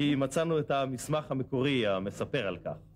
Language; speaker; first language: Hebrew; native; Hebrew